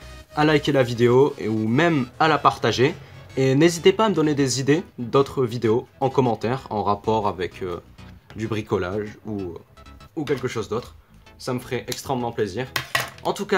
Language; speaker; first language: French; native; French